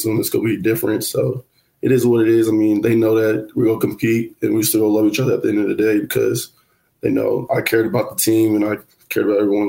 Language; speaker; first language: English; native; English